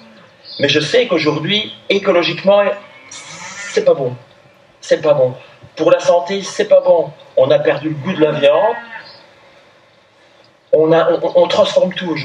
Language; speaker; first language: French; native; French